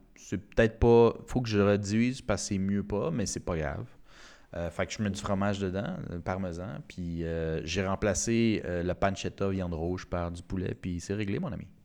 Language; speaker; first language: French; native; French